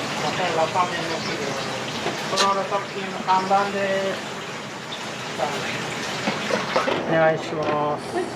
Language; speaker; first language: Japanese; native; Japanese